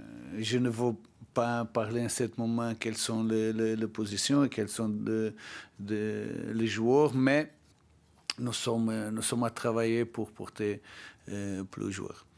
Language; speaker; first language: French; non-native, fluent; Portuguese